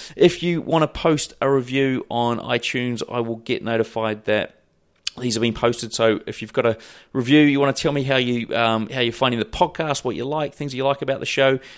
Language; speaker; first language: English; native; English